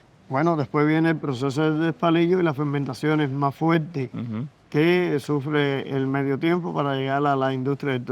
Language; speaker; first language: Spanish; native; Spanish